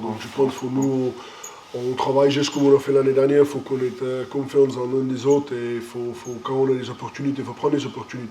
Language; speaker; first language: French; non-native, fluent; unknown